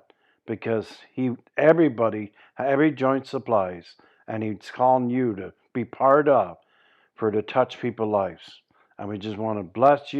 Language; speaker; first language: English; native; English